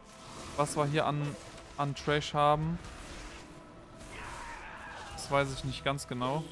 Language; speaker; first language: German; native; German